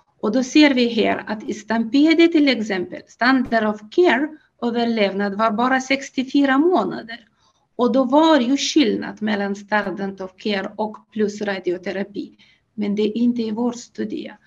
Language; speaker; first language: Swedish; non-native, fluent; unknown